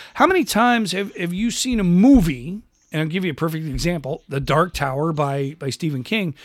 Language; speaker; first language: English; native; English